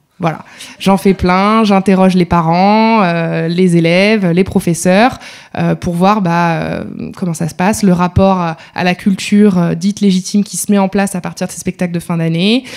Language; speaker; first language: French; native; French